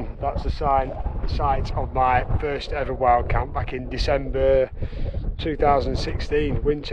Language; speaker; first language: English; native; English